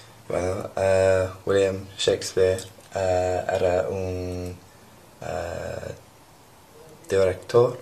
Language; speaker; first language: Spanish; non-native, learner; English